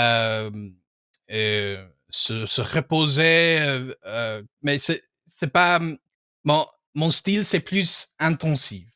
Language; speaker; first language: French; non-native, fluent; English